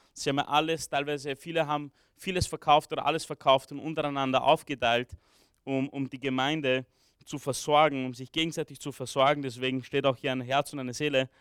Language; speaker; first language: German; early bilingual, other home language; Romanian